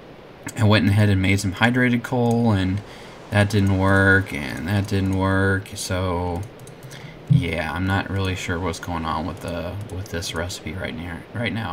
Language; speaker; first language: English; native; English